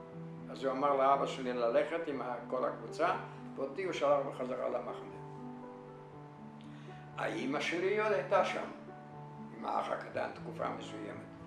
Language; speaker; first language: Hebrew; non-native, fluent; Yiddish